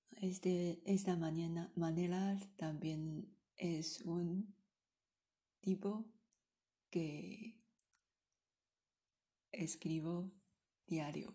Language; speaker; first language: Spanish; non-native, learner; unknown